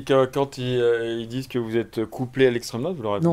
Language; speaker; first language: French; native; French